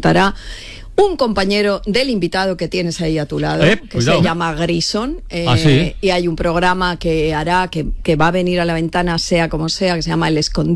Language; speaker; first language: Spanish; native; Spanish